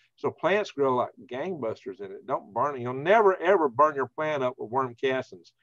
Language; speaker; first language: English; native; English